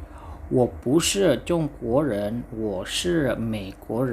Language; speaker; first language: Chinese; non-native, fluent; Indonesian